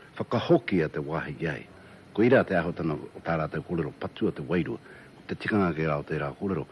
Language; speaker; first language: Māori; native; Māori